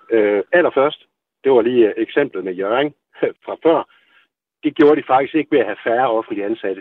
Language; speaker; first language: Danish; native; Danish